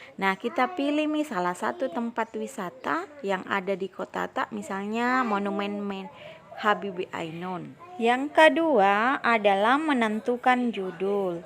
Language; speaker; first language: Indonesian; native; Indonesian